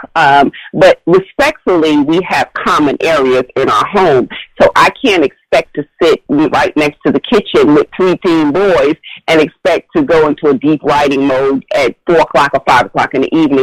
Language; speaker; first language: English; native; English